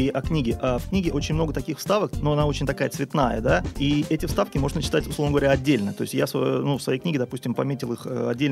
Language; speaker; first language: Russian; native; Russian